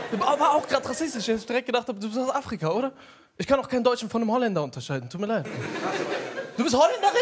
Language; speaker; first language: German; native; German